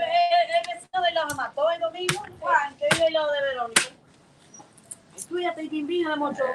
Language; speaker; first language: Spanish; native; Spanish